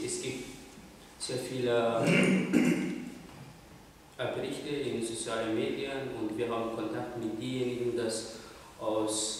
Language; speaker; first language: German; non-native, fluent; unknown